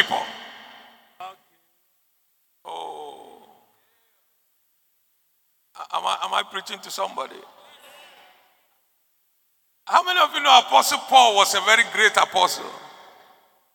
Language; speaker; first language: English; non-native, local second language; Akan